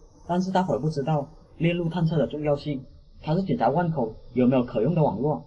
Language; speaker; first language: Chinese; native; Chinese